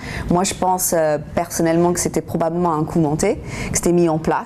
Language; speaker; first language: French; non-native, fluent; English